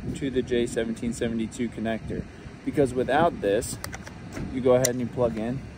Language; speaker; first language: English; native; English